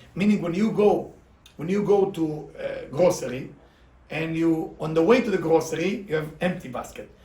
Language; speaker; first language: English; non-native, fluent; Hebrew